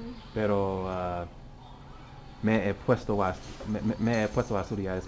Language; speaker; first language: Spanish; non-native, learner; English